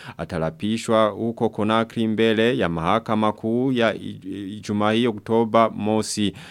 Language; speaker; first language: Swahili; non-native, local second language; Rundi